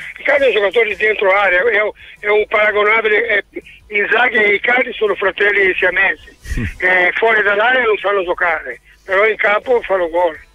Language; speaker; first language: Italian; non-native, fluent; Portuguese